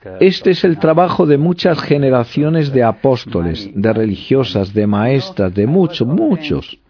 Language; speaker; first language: Spanish; non-native, fluent; Arabic